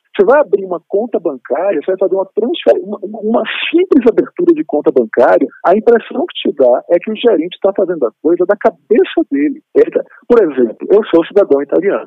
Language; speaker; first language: Portuguese; native; Portuguese